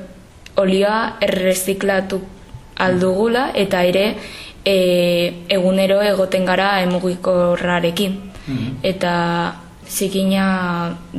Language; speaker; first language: Basque; non-native, local second language; Spanish